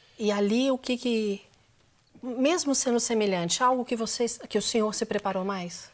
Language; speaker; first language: Portuguese; native; Portuguese